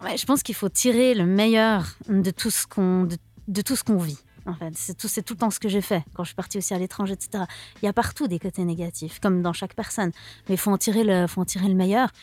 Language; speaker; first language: French; native; French